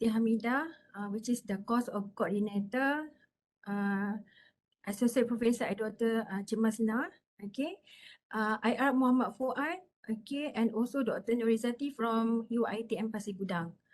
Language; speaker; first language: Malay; native; Malay